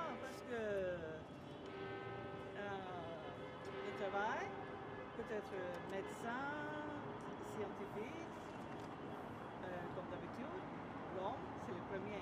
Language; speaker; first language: French; non-native, learner; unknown